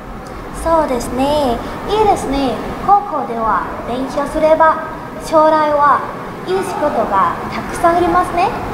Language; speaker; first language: Japanese; non-native, learner; Thai